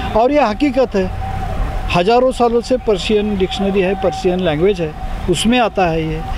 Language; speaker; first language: Hindi; non-native, local second language; Marathi